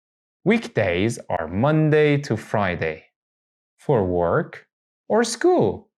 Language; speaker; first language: English; non-native, fluent; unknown